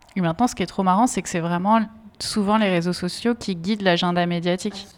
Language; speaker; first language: French; native; French